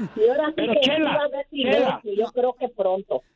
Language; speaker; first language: Spanish; native; Spanish